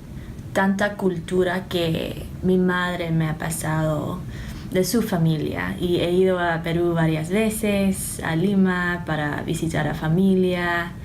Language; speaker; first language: Spanish; early bilingual, heritage; Spanish